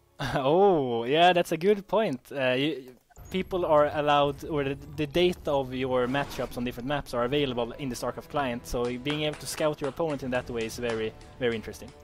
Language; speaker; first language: English; non-native, fluent; Swedish